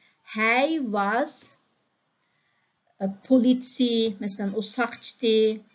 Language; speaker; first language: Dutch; non-native, fluent; Uyghur